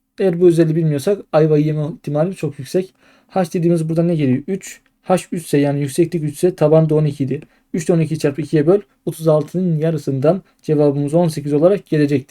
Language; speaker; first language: Turkish; native; Turkish